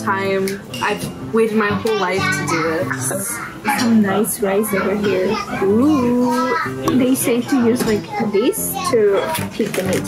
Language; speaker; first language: English; non-native, fluent; Russian